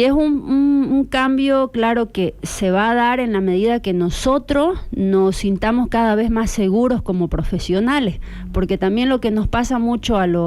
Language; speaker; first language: Spanish; native; Spanish